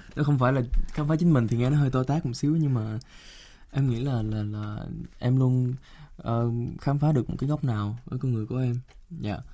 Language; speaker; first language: Vietnamese; early bilingual, heritage; Vietnamese